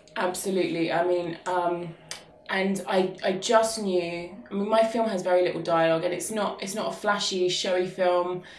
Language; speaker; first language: English; native; English